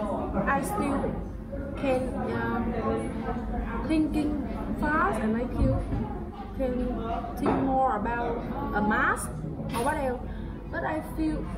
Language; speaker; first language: English; non-native, learner; Vietnamese